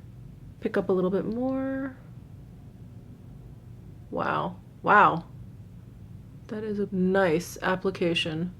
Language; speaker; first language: English; native; English